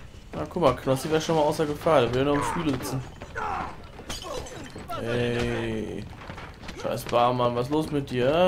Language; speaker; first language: German; native; German